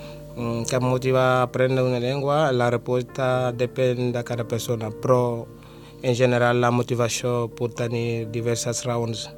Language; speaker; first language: Catalan; non-native, learner; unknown